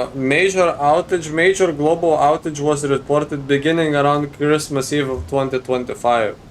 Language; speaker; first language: English; non-native, fluent; Lithuanian